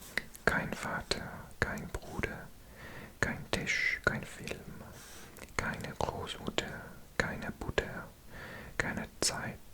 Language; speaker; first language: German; non-native, learner; Welsh